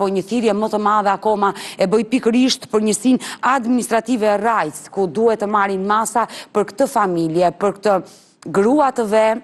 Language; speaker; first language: Albanian; native; Albanian